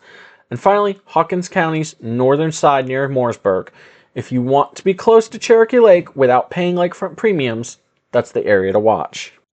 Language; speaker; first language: English; native; English